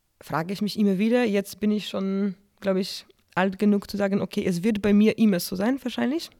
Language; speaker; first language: German; non-native, fluent; Polish